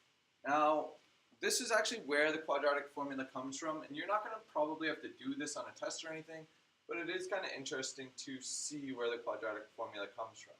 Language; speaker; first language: English; native; English